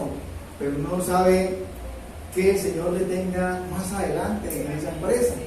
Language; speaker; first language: Spanish; native; Spanish